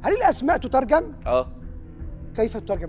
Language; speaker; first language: Arabic; native; Arabic